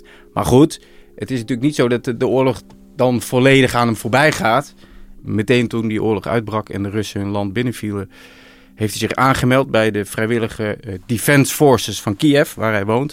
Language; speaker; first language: Dutch; native; Dutch